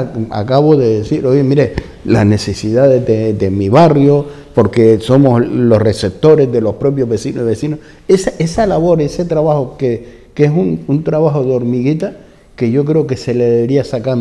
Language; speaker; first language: Spanish; native; Spanish